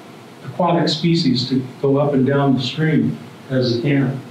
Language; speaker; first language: English; native; English